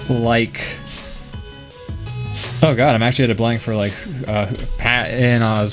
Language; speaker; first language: English; native; English